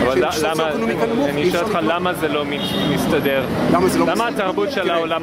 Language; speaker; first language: Hebrew; non-native, fluent; English